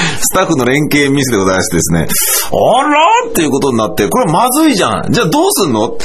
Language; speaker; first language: Japanese; native; Japanese